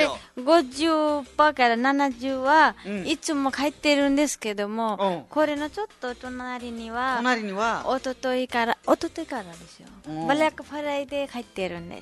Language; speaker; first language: Japanese; non-native, learner; Nepali